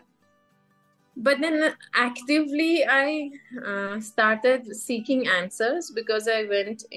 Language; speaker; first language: English; non-native, fluent; Persian